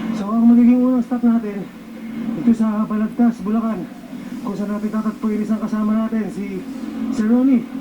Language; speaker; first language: Filipino; native; Filipino